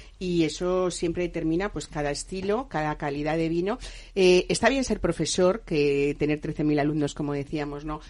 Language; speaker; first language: Spanish; native; Spanish